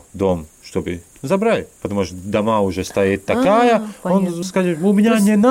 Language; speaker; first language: Russian; non-native, learner; Latvian